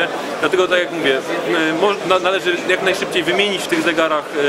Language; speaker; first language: Polish; native; Polish